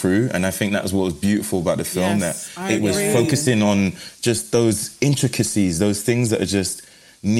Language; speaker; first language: English; native; English